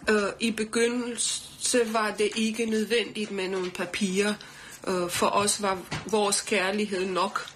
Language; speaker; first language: Danish; non-native, learner; Romanian